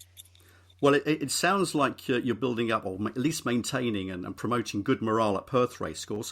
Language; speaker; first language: English; native; English